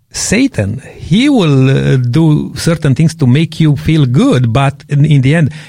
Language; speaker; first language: English; non-native, fluent; Romanian